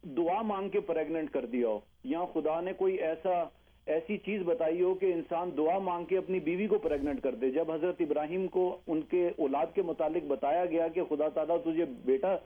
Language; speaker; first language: Urdu; native; Urdu